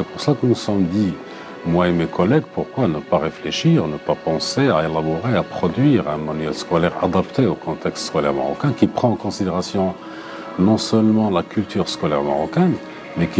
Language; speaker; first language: French; non-native, local second language; Arabic